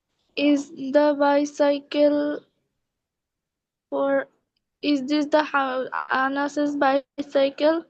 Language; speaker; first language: English; non-native, learner; Bangla